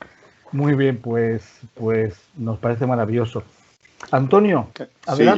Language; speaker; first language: Spanish; native; Spanish